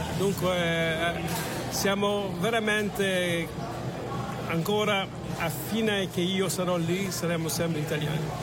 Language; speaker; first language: Italian; early bilingual, heritage; Italian